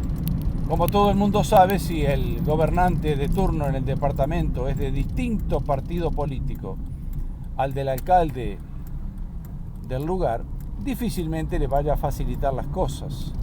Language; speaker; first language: Spanish; native; Spanish